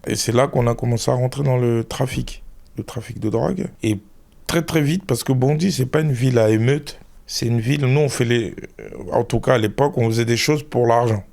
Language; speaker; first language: French; early bilingual, other home language; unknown